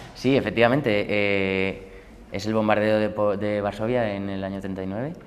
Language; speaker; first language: Spanish; native; Spanish